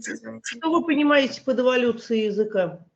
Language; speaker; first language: Russian; native; Russian